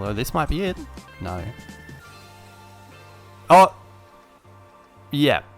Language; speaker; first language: English; native; English